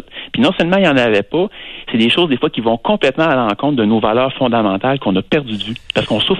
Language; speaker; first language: French; native; French